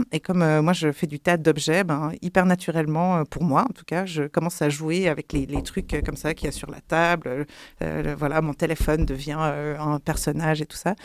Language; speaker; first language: French; non-native, local second language; German